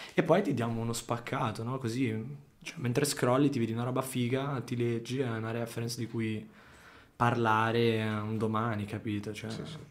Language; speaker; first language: Italian; native; Italian